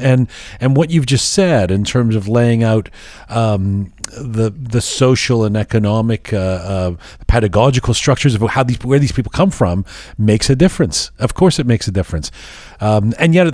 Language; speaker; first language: English; native; English